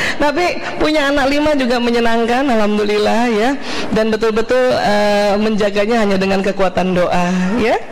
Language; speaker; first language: Indonesian; native; Indonesian